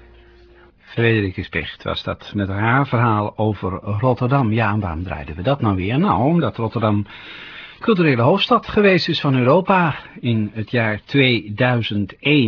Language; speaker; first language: Dutch; native; Dutch